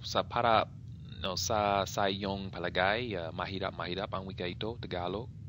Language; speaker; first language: Filipino; non-native, learner; English